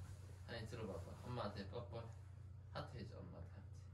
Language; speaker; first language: Korean; native; Korean